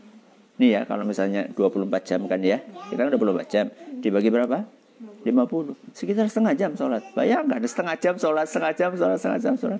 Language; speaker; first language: Indonesian; native; Indonesian